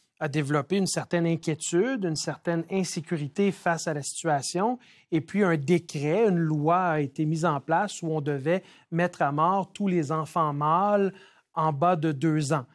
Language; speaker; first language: French; native; French